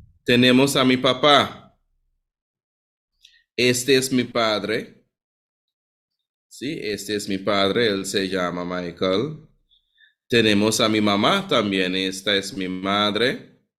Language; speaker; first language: Spanish; non-native, fluent; English